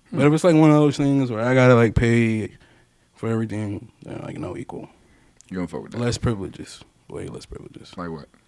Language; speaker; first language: English; native; English